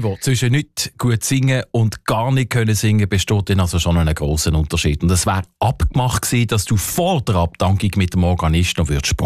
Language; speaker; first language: German; native; German